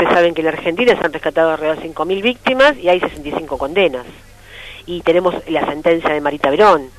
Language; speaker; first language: Spanish; native; Spanish